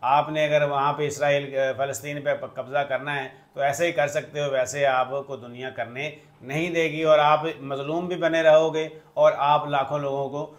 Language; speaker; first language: Urdu; non-native, local second language; Punjabi